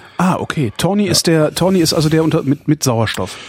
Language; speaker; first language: German; native; German